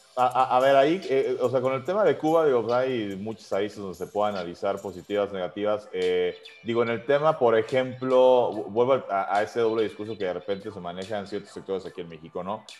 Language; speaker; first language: Spanish; native; Spanish